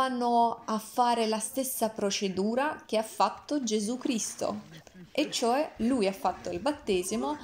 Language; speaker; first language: Italian; non-native, fluent; Russian